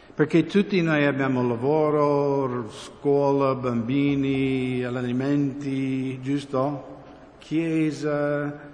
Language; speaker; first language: Italian; non-native, fluent; English